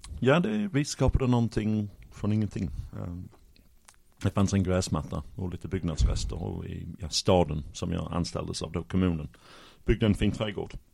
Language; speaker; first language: Swedish; non-native, fluent; English